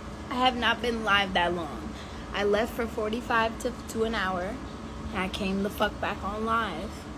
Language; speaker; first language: English; native; English